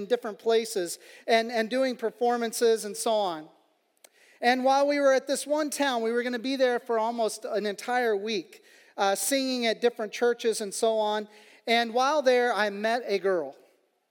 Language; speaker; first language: English; native; English